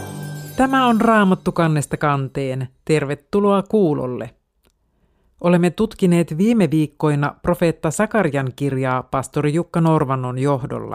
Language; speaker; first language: Finnish; native; Finnish